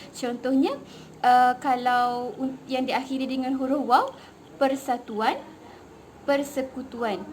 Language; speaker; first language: Malay; native; Malay